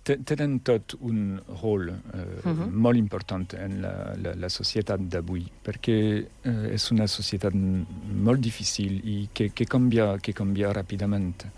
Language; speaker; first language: Catalan; non-native, learner; French